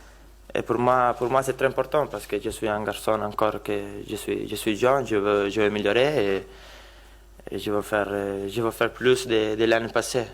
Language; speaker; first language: French; non-native, learner; Italian